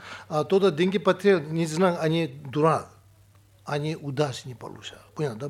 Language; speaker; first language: Russian; non-native, learner; Tibetan